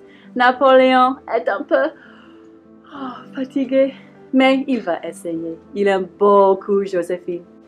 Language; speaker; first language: French; non-native, learner; English